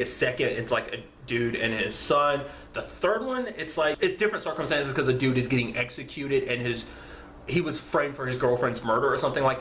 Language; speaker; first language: English; native; English